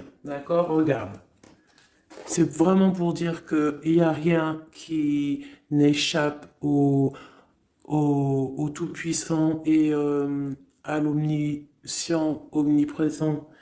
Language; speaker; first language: French; native; French